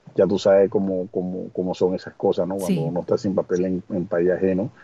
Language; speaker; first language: Spanish; native; Spanish